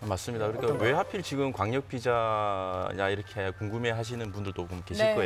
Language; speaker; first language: Korean; native; Korean